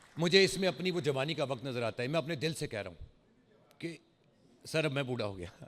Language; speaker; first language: Urdu; early bilingual, heritage; Urdu